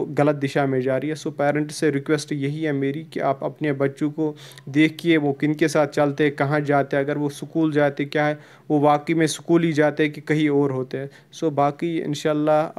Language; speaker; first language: Hindi; non-native, local second language; Kashmiri